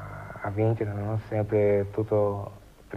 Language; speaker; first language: Italian; non-native, learner; Portuguese